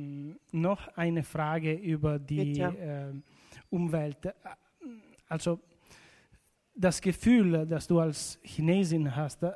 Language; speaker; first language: German; non-native, local second language; Italian